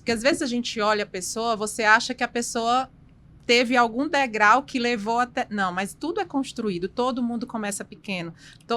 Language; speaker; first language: Portuguese; native; Portuguese